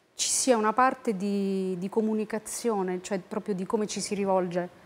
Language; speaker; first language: Italian; native; Italian